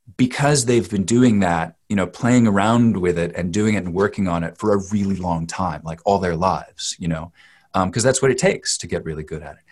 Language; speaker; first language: English; native; English